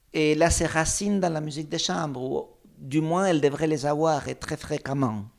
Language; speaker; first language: French; non-native, fluent; Spanish